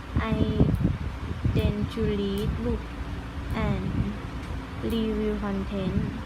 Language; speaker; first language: English; non-native, learner; Thai